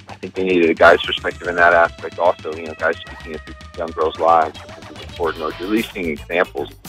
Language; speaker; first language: English; native; English